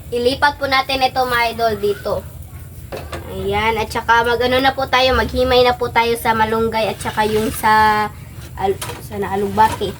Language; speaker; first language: Filipino; non-native, local second language; Cebuano